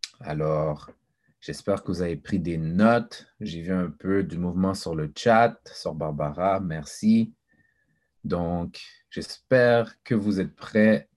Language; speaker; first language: French; early bilingual, other home language; Haitian Creole